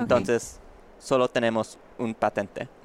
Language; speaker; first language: Spanish; non-native, learner; English